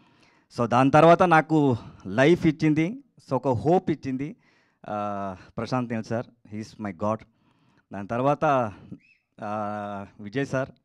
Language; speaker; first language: Telugu; non-native, learner; Kannada